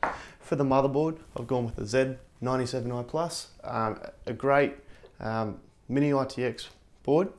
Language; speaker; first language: English; native; English